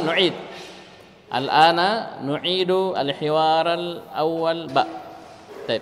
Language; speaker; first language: Arabic; non-native, fluent; Indonesian